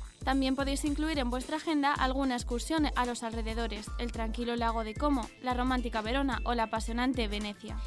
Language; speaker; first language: Spanish; native; Spanish